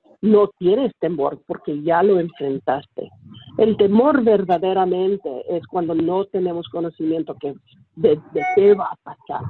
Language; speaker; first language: Spanish; early bilingual, heritage; Spanish